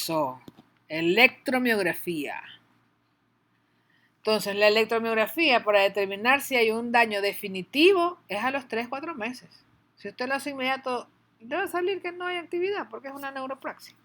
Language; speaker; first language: Spanish; native; Spanish